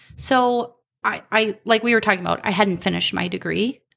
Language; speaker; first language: English; native; English